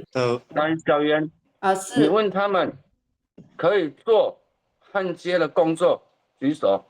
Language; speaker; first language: Chinese; native; Chinese